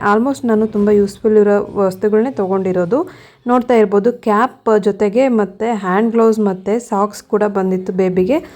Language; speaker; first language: Kannada; native; Kannada